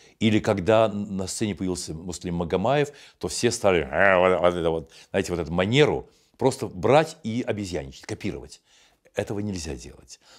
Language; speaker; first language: Russian; native; Russian